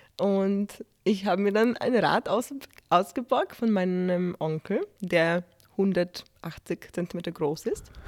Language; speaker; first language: German; non-native, fluent; Polish